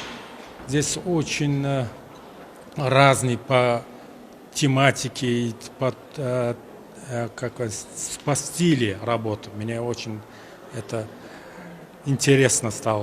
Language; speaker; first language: Russian; non-native, local second language; Turkmen